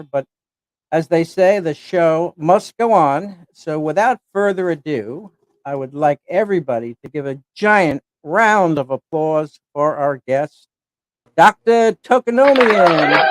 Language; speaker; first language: English; native; English